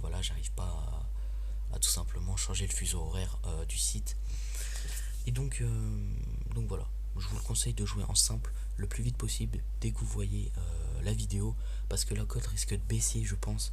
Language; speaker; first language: French; native; French